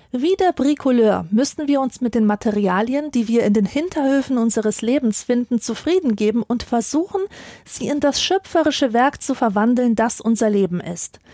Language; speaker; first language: German; early bilingual, other home language; Polish